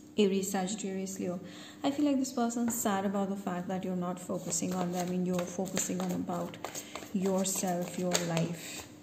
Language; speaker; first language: English; non-native, local second language; Hindi